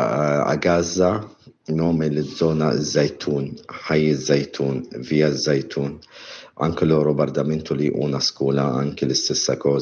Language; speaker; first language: Italian; non-native, learner; Arabic